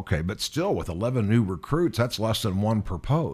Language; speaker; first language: English; native; English